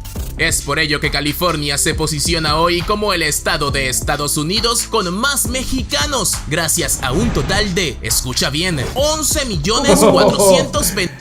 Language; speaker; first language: Spanish; native; Spanish